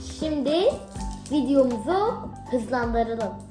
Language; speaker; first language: Turkish; early bilingual, heritage; Turkish